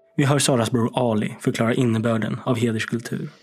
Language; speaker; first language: Swedish; native; Swedish